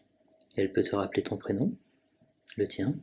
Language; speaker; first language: French; native; French